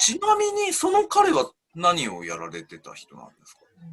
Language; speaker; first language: Japanese; native; Japanese